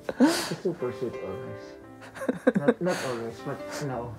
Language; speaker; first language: English; non-native, learner; Filipino